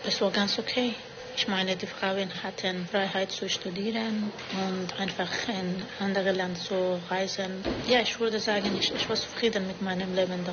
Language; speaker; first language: German; non-native, learner; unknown